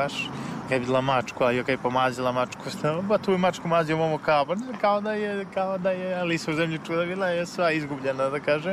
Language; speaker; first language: Serbian; native; Serbian